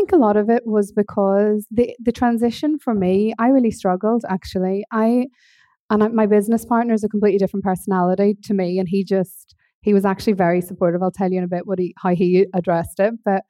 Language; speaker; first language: English; native; English